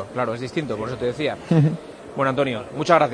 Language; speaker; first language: Spanish; native; Spanish